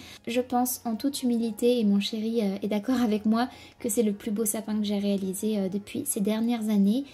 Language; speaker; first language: French; native; French